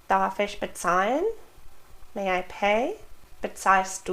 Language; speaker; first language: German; non-native, fluent; English